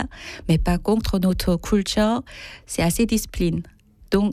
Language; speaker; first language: French; non-native, fluent; Korean